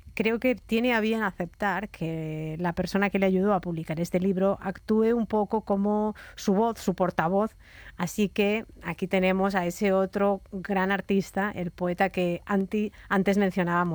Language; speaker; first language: Spanish; native; Spanish